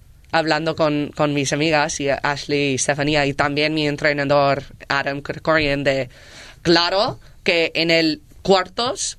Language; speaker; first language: Spanish; non-native, learner; English